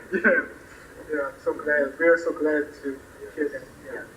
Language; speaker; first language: English; non-native, learner; Korean